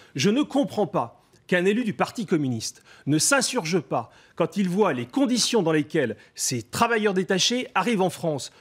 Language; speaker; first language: French; native; French